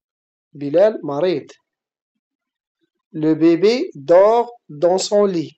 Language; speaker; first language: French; non-native, fluent; Arabic